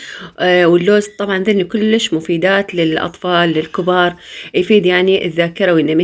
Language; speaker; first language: Arabic; native; Arabic